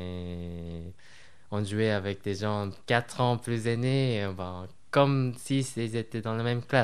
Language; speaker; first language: French; non-native, fluent; Japanese